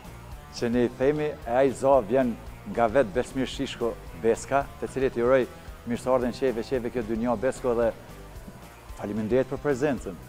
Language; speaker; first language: Albanian; native; Albanian